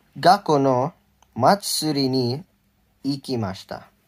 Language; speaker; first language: Japanese; non-native, learner; English